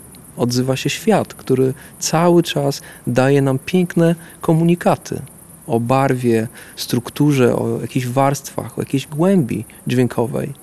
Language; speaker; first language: Polish; native; Polish